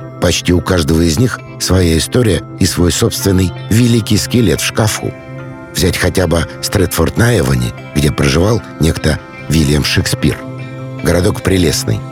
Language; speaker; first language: Russian; native; Russian